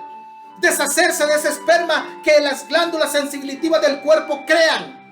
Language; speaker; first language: Spanish; native; Spanish